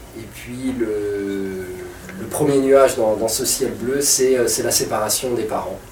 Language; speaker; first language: French; native; French